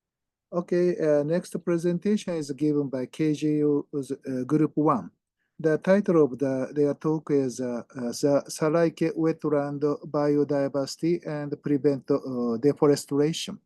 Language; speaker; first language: English; non-native, fluent; Japanese